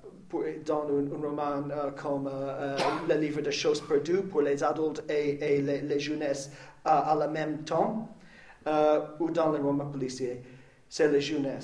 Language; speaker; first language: French; non-native, learner; English